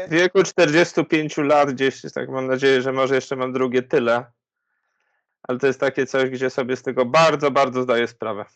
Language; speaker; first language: Polish; native; Polish